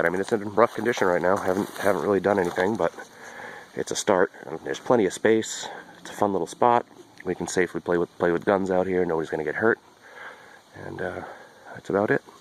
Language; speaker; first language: English; native; English